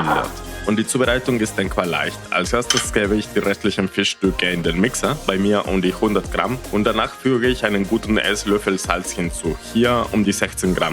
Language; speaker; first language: German; non-native, fluent; Spanish